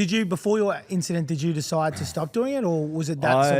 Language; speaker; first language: English; native; English